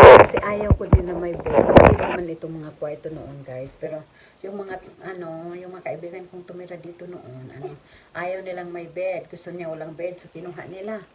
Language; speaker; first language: Filipino; non-native, local second language; Cebuano